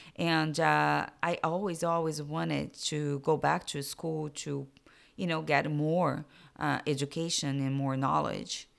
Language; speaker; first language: English; non-native, fluent; Portuguese